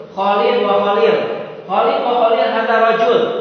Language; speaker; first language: Arabic; non-native, fluent; Indonesian